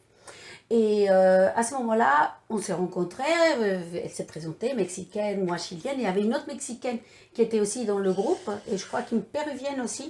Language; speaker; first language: French; non-native, fluent; Spanish